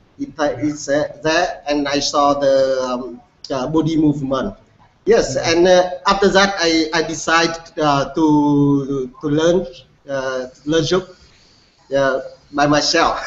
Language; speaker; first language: English; non-native, learner; Vietnamese